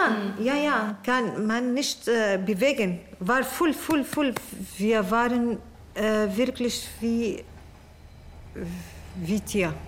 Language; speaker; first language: German; non-native, learner; Arabic